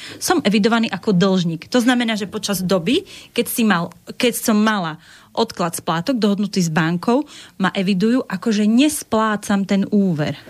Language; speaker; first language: Slovak; native; Slovak